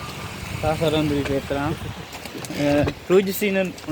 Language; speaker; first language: Korean; non-native, learner; Sinhala